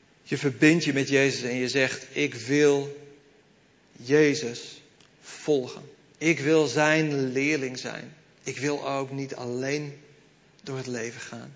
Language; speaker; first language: Dutch; native; Dutch